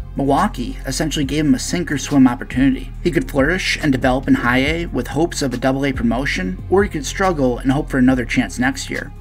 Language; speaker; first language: English; native; English